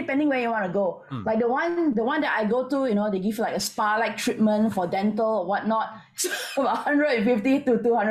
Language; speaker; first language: English; non-native, local second language; Min Nan Chinese